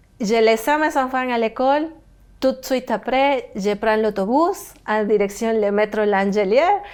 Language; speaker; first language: French; non-native, learner; Spanish